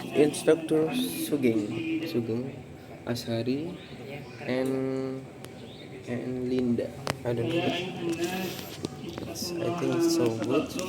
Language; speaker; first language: English; non-native, learner; Indonesian